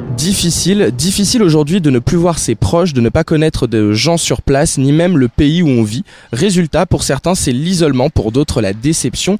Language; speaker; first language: French; native; French